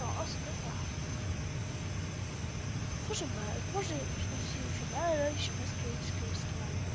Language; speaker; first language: French; native; French